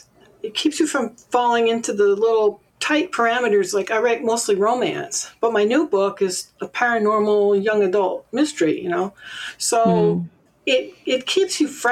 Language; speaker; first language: English; native; English